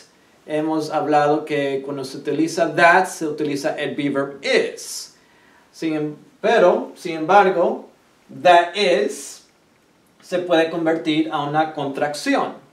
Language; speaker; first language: Spanish; early bilingual, heritage; Spanish